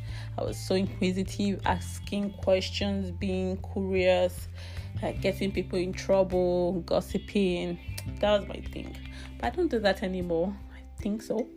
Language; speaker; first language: English; non-native, local second language; Yoruba